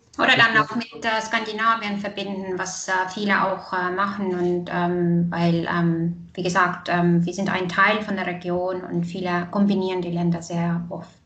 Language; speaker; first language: German; non-native, fluent; Estonian